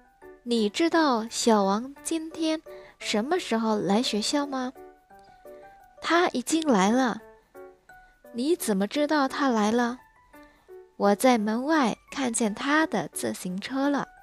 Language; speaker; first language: Chinese; non-native, fluent; Indonesian